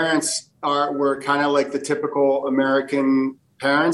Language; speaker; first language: English; early bilingual, other home language; Portuguese